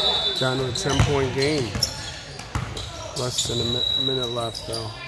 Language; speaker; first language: English; native; English